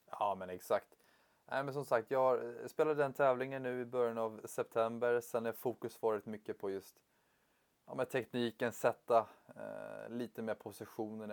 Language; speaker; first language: Swedish; native; Swedish